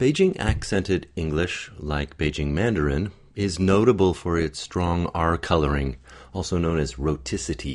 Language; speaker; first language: English; native; English